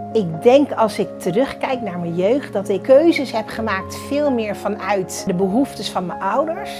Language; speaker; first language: Dutch; early bilingual, other home language; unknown